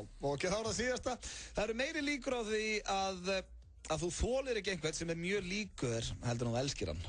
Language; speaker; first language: Icelandic; native; Icelandic